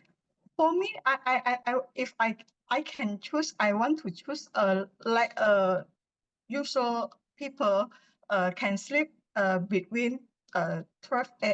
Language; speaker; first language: English; non-native, learner; Indonesian